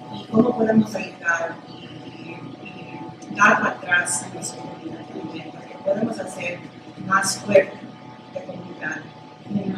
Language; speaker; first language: Spanish; early bilingual, other home language; English